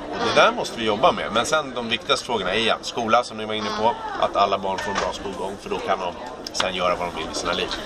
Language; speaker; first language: Swedish; native; Swedish